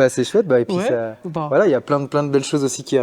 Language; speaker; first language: French; native; French